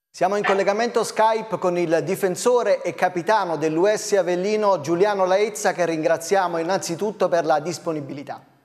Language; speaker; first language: Italian; native; Italian